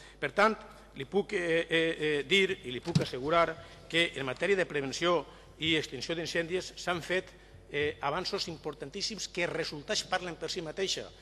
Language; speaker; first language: Catalan; native; Catalan